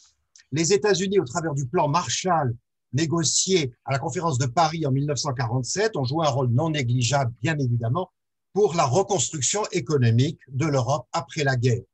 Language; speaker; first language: French; native; French